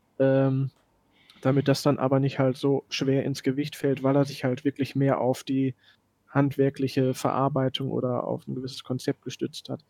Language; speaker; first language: German; native; German